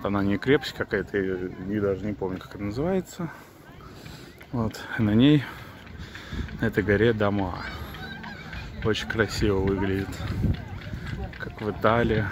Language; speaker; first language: Russian; native; Russian